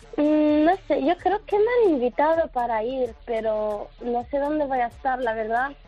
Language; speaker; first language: Spanish; non-native, fluent; Arabic